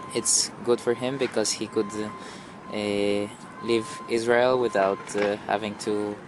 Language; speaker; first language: English; non-native, fluent; Spanish